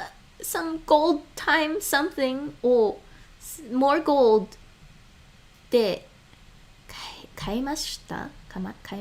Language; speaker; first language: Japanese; non-native, learner; English